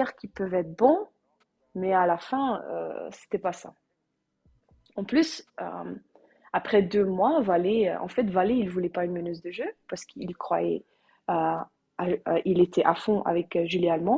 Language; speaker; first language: French; non-native, learner; Dutch